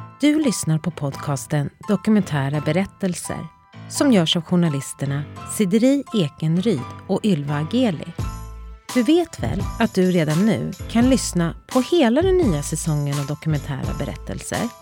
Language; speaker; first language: Swedish; native; Swedish